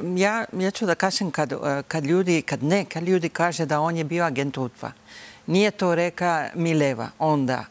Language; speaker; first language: Bosnian; early bilingual, heritage; Bosnian